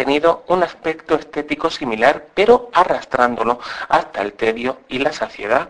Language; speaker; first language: Spanish; native; Spanish